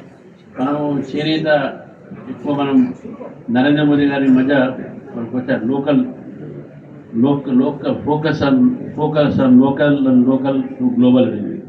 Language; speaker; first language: Telugu; native; Telugu